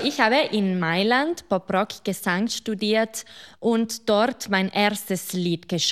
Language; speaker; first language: German; non-native, local second language; Italian